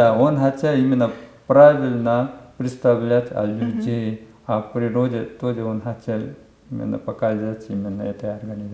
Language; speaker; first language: Russian; non-native, learner; Korean